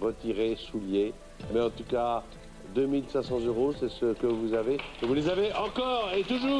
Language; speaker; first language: French; native; French